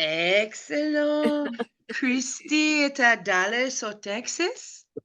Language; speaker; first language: French; non-native, fluent; English